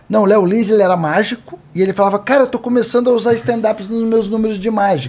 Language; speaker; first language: Portuguese; native; Portuguese